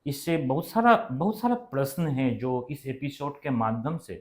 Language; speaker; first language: Hindi; non-native, local second language; Bangla